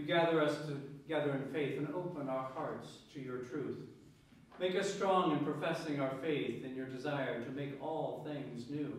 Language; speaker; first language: English; native; English